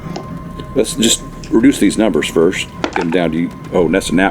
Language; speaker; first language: English; native; English